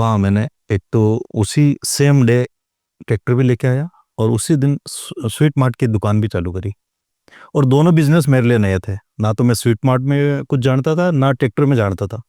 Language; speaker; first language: Hindi; non-native, local second language; Marwari